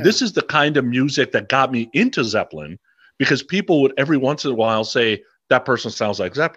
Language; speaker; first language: English; native; English